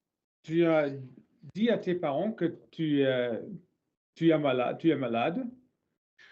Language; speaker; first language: French; non-native, learner; English